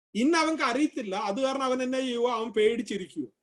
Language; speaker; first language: Malayalam; early bilingual, heritage; Malayalam